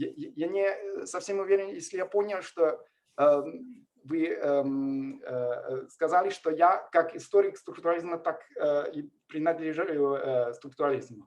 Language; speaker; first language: Russian; non-native, fluent; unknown